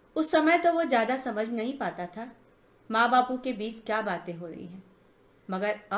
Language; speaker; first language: Hindi; native; Hindi